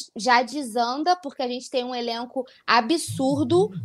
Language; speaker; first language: Portuguese; native; Portuguese